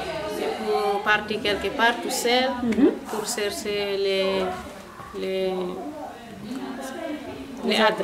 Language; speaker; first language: French; non-native, learner; Fula